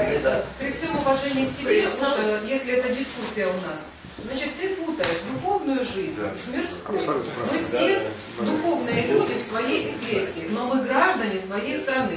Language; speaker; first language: Russian; native; Russian